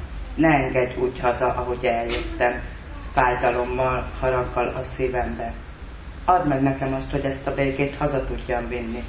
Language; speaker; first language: Hungarian; native; Hungarian